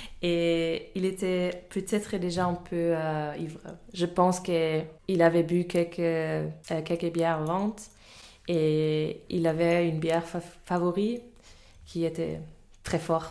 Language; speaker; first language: French; non-native, fluent; German